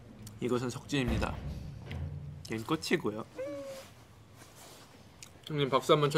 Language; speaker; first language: Korean; native; Korean